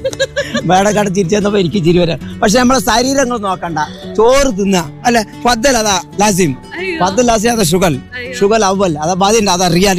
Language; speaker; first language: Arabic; non-native, learner; Tamil